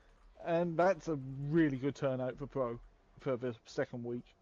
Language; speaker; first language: English; native; English